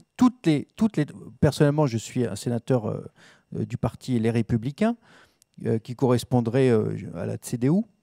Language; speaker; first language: French; native; French